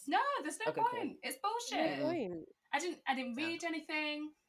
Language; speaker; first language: English; native; English